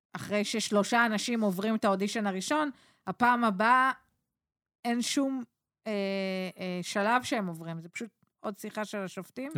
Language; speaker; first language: Hebrew; native; Hebrew